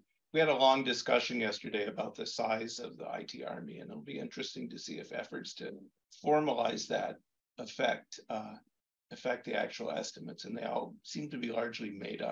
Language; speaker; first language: English; native; English